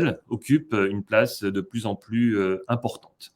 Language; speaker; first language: French; native; French